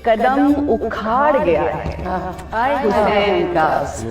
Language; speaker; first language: Urdu; native; Urdu